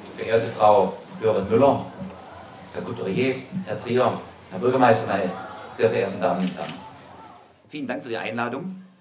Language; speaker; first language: German; native; German